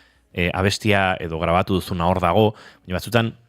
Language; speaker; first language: Basque; native; Basque